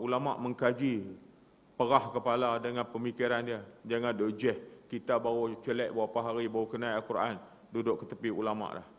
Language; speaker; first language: Malay; native; Malay